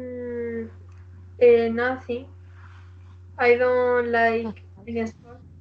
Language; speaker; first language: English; non-native, learner; Spanish